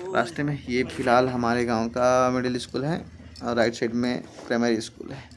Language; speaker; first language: Hindi; native; Hindi